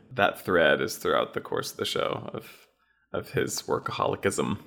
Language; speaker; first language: English; native; English